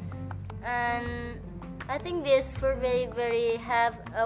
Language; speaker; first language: English; non-native, fluent; Indonesian